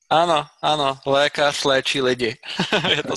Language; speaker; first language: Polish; non-native, learner; Czech